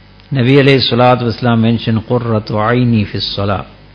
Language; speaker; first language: English; native; English